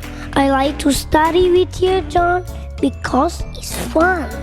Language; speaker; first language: English; non-native, learner; Thai